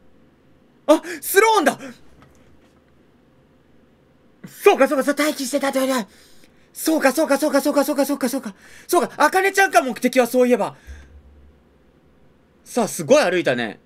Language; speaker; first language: Japanese; native; Japanese